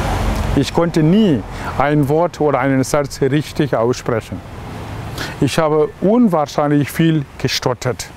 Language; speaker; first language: German; non-native, fluent; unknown